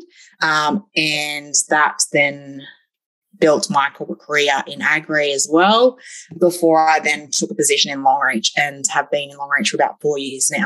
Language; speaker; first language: English; native; English